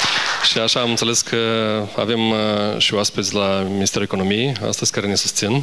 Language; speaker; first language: Romanian; native; Romanian